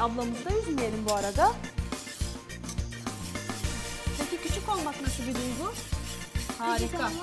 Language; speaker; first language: Turkish; native; Turkish